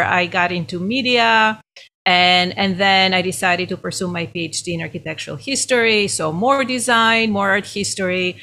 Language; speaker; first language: English; non-native, fluent; Greek